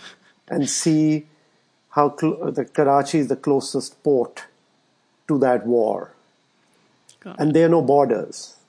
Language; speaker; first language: English; non-native, local second language; Urdu